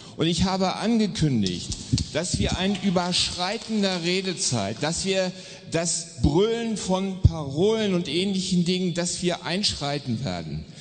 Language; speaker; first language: German; native; German